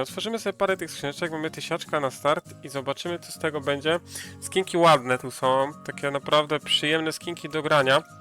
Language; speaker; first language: Polish; native; Polish